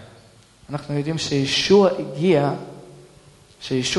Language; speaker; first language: Hebrew; early bilingual, other home language; Russian